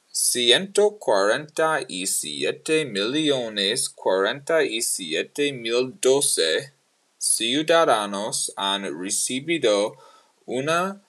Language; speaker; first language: Spanish; non-native, learner; English